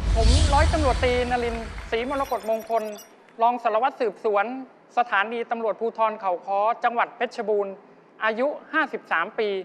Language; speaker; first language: Thai; native; Thai